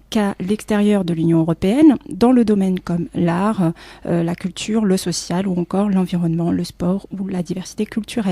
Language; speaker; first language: French; native; French